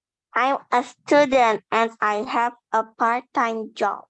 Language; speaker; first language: English; non-native, learner; Indonesian